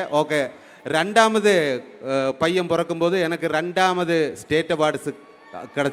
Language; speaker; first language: Tamil; non-native, learner; Malayalam